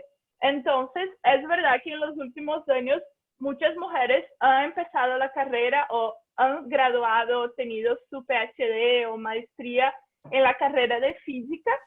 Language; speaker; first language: Spanish; non-native, fluent; Portuguese